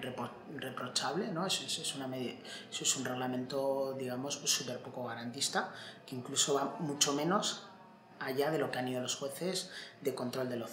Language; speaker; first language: Spanish; native; Spanish